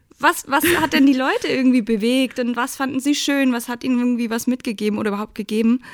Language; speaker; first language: German; native; German